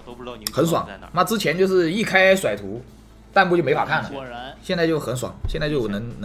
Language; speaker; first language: Chinese; native; Chinese